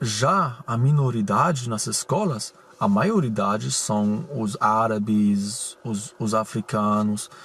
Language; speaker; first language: Portuguese; non-native, fluent; German